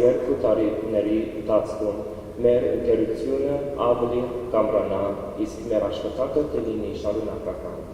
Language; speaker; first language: Armenian; non-native, learner; English